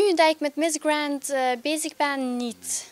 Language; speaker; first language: Dutch; early bilingual, other home language; Albanian